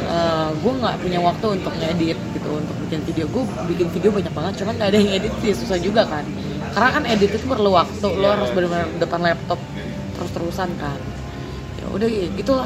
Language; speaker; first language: Indonesian; native; Indonesian